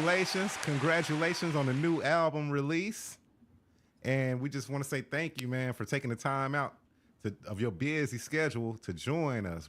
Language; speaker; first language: English; native; English